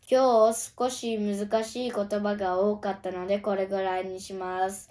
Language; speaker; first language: Japanese; early bilingual, other home language; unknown